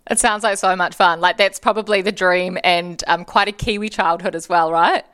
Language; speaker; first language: English; native; English